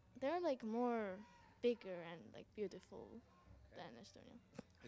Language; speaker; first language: English; non-native, fluent; Estonian